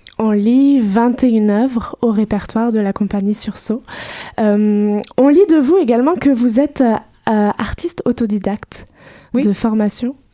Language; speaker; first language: French; native; French